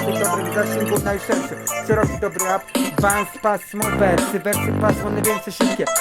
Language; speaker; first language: Polish; native; Polish